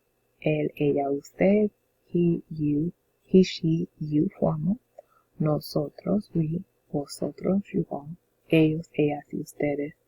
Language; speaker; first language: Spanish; non-native, fluent; English